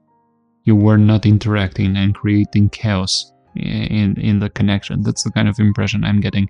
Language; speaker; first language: English; non-native, fluent; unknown